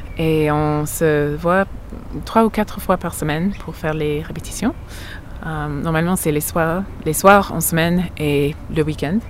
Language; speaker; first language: French; non-native, fluent; English